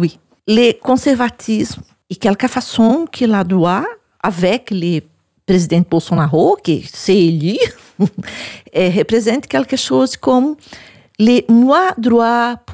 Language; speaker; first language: French; non-native, learner; Portuguese